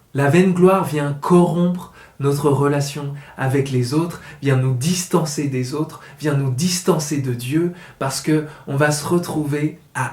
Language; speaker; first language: French; native; French